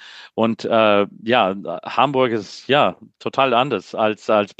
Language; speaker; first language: German; non-native, learner; English